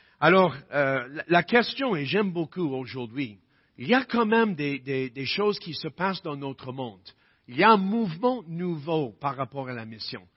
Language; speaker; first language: French; non-native, fluent; English